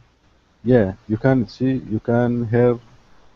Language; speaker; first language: English; non-native, learner; Arabic